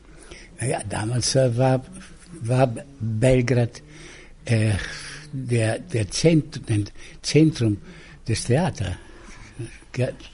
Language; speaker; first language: German; non-native, fluent; Italian